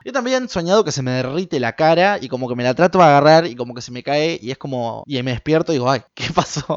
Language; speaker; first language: Spanish; native; Spanish